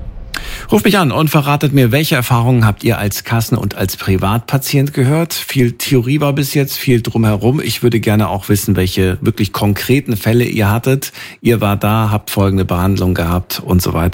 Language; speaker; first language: German; native; German